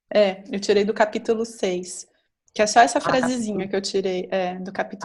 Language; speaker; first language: Portuguese; native; Portuguese